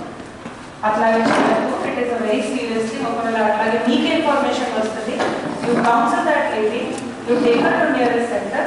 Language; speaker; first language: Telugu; non-native, local second language; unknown